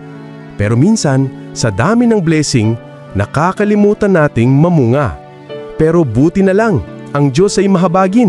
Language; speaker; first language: Filipino; native; Filipino